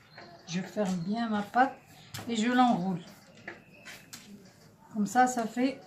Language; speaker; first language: French; non-native, local second language; Arabic